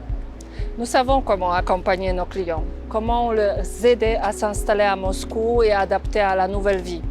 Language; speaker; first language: French; non-native, fluent; Russian